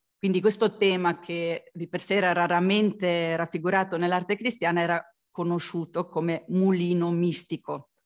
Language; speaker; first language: Italian; non-native, fluent; Slovenian